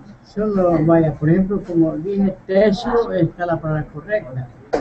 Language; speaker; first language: Spanish; non-native, local second language; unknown